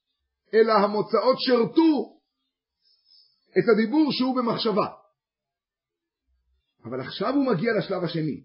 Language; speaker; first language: Hebrew; native; Hebrew